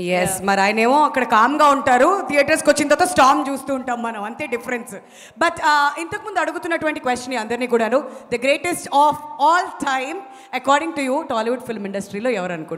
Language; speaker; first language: Telugu; native; Telugu